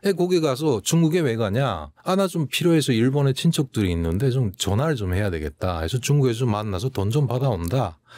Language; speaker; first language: Korean; native; Korean